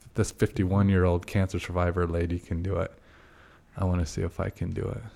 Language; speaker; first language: English; native; English